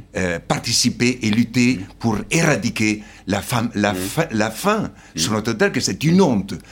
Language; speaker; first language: French; non-native, fluent; Slovenian